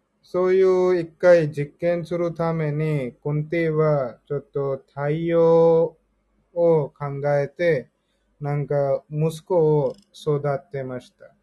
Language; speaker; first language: Japanese; non-native, learner; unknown